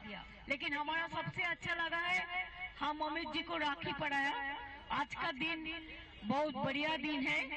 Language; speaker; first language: Hindi; non-native, local second language; Bangla